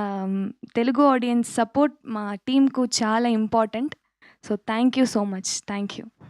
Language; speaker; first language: Telugu; early bilingual, heritage; Telugu